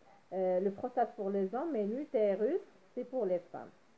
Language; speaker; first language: French; non-native, local second language; Arabic